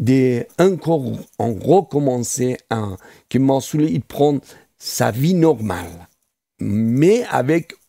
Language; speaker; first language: French; non-native, fluent; Persian